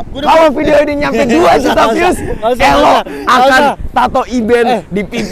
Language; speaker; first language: Indonesian; native; Indonesian